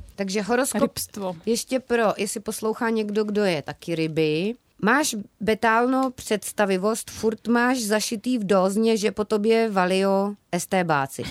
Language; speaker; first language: Czech; native; Czech